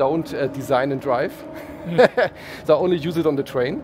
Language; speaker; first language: English; non-native, fluent; German